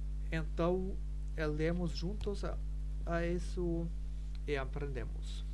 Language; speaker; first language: Portuguese; non-native, learner; German